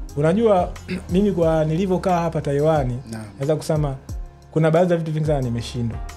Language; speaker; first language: Swahili; native; Swahili